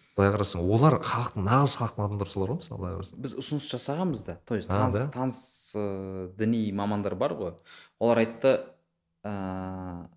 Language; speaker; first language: Kazakh; non-native, local second language; Uzbek